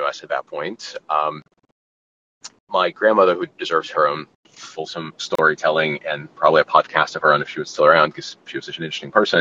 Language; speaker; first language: English; non-native, fluent; Ukrainian